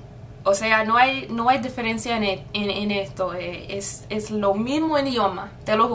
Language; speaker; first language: Spanish; non-native, fluent; English